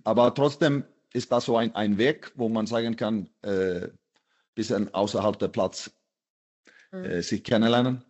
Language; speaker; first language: German; non-native, fluent; Icelandic